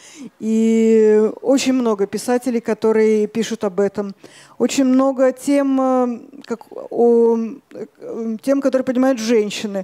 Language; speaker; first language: Russian; native; Russian